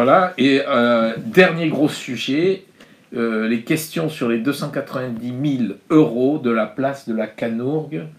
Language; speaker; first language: French; native; French